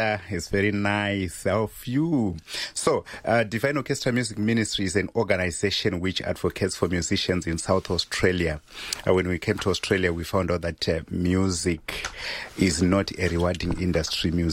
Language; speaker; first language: English; non-native, local second language; Shona